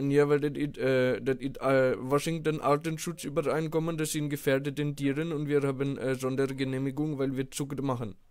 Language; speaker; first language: German; non-native, fluent; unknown